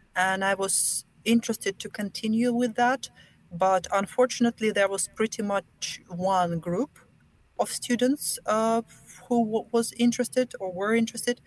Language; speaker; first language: English; non-native, fluent; Russian